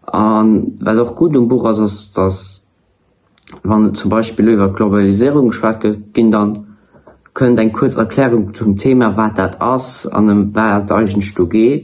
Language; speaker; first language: German; non-native, local second language; Luxembourgish